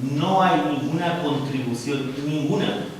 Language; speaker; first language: Spanish; native; Spanish